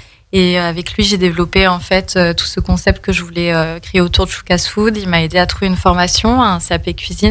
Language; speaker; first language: French; native; French